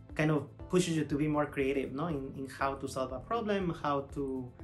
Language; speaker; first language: English; non-native, fluent; Spanish